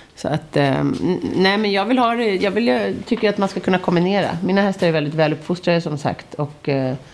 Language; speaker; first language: Swedish; non-native, fluent; English